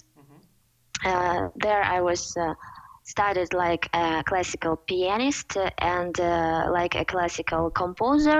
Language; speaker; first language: English; non-native, fluent; Ukrainian